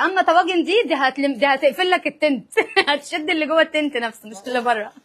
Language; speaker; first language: Arabic; native; Arabic